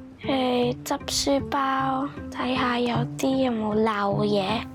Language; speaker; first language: Cantonese; early bilingual, other home language; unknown